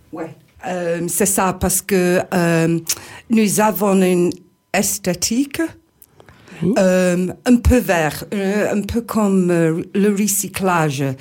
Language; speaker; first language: French; non-native, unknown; English